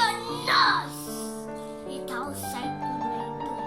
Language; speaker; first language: Basque; non-native, local second language; Spanish